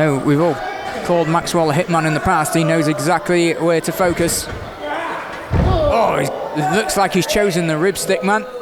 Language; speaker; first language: English; native; English